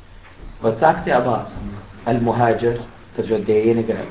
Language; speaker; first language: German; non-native, fluent; Arabic